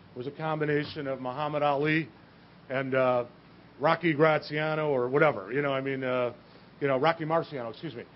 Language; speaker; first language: English; native; English